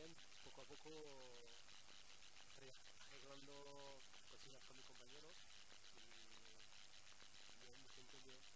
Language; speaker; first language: Spanish; non-native, learner; French